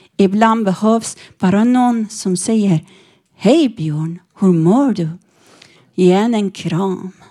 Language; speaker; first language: Swedish; non-native, fluent; Persian